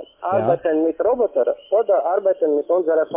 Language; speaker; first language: German; non-native, learner; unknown